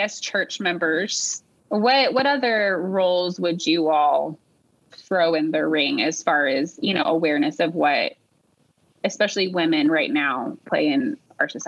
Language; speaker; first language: English; native; English